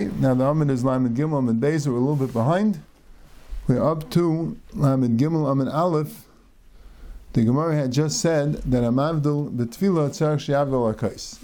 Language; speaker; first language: English; native; English